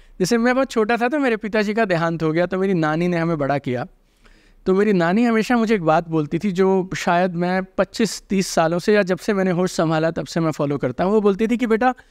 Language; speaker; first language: Hindi; native; Hindi